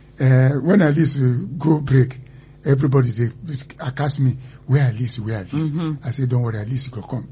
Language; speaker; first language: Nigerian Pidgin; non-native, local second language; Igbo